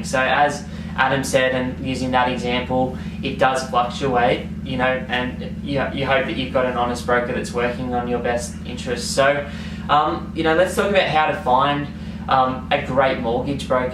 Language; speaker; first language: English; native; English